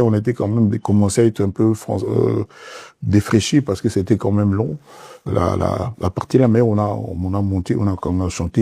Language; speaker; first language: French; non-native, local second language; Lingala